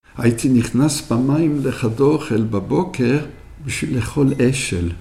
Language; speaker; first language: Hebrew; early bilingual, other home language; French